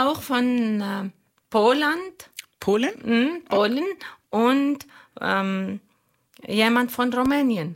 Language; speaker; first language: German; non-native, learner; Arabic